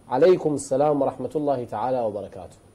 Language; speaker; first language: Arabic; native; Arabic